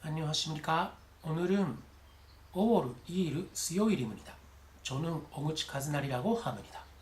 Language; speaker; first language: Korean; non-native, learner; Japanese